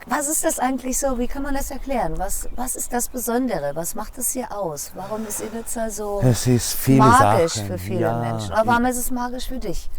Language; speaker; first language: German; native; German